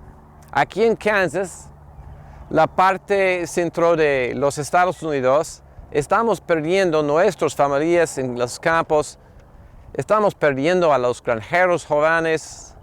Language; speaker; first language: Spanish; non-native, fluent; English